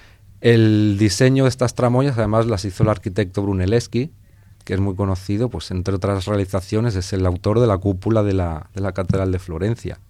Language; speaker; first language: Spanish; native; Spanish